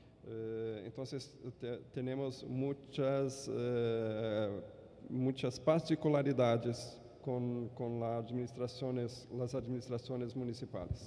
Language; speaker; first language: Spanish; non-native, fluent; Portuguese